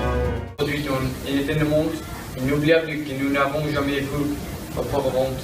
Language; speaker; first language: French; non-native, learner; Spanish